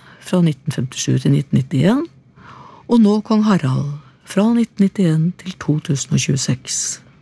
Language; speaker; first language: Norwegian; native; Norwegian